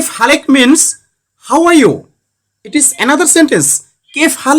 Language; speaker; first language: English; non-native, learner; Bangla